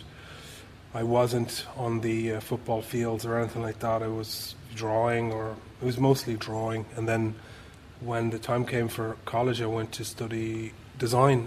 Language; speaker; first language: English; native; English